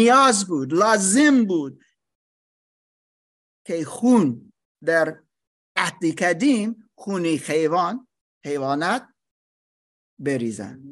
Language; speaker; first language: Persian; non-native, learner; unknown